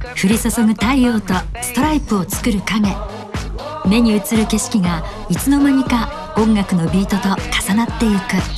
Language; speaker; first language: Japanese; native; Japanese